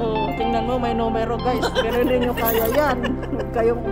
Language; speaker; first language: Filipino; native; Filipino